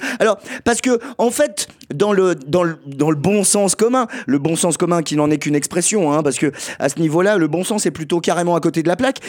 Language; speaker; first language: French; native; French